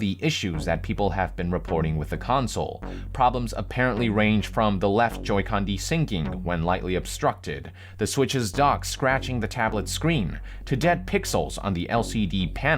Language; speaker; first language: English; native; English